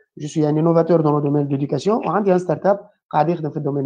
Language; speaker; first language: French; non-native, local second language; Arabic